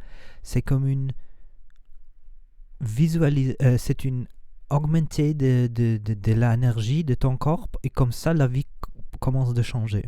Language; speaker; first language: French; non-native, learner; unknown